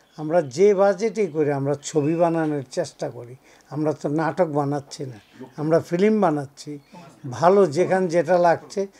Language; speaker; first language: Bangla; native; Bangla